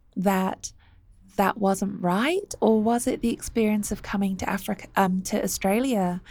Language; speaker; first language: English; native; English